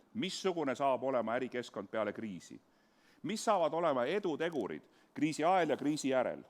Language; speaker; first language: Estonian; native; Estonian